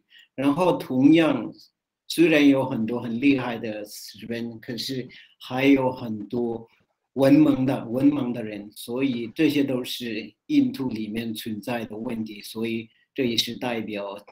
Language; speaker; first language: Chinese; non-native, fluent; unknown